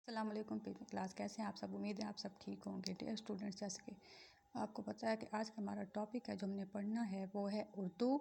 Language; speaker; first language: Urdu; non-native, local second language; Punjabi